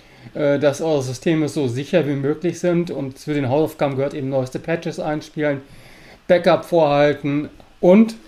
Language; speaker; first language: German; native; German